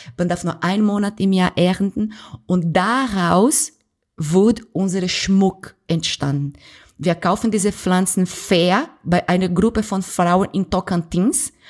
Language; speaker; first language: German; non-native, fluent; Portuguese